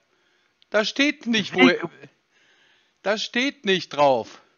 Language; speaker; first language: German; native; German